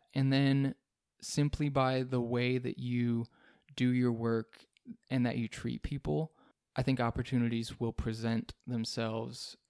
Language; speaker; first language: English; native; English